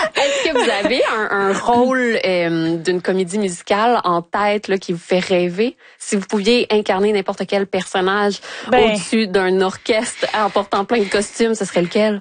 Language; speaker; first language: French; native; French